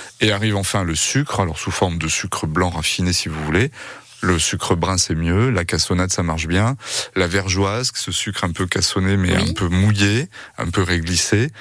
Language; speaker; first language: French; native; French